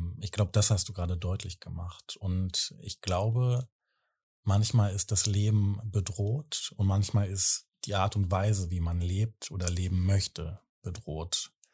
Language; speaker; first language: German; native; German